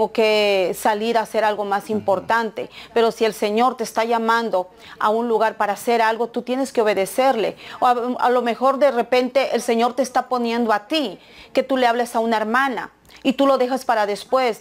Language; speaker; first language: Spanish; native; Spanish